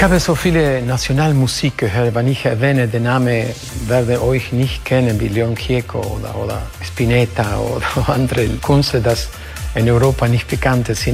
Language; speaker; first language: German; non-native, fluent; Spanish